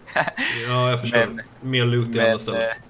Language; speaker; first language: Swedish; native; Swedish